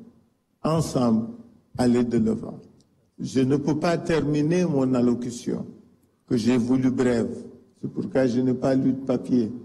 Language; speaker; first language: French; non-native, local second language; Wolof